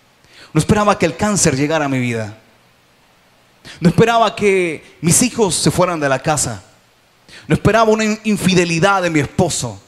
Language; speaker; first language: Spanish; native; Spanish